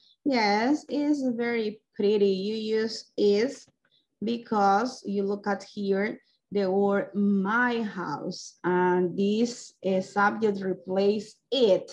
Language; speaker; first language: English; non-native, local second language; Spanish